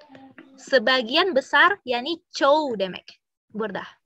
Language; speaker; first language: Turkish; non-native, learner; Indonesian